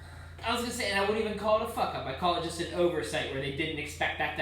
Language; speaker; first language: English; native; English